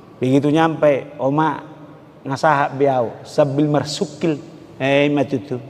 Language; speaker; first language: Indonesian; non-native, local second language; Batak Toba